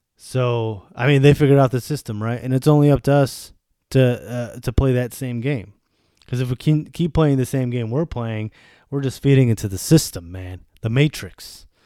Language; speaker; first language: English; early bilingual, other home language; Bosnian